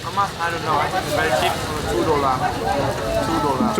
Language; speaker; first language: English; non-native, learner; Vietnamese